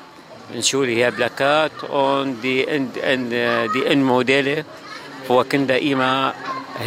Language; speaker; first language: German; non-native, learner; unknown